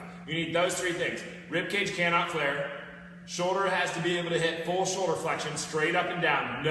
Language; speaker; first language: English; native; English